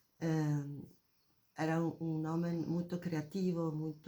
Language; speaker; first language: Spanish; non-native, fluent; Italian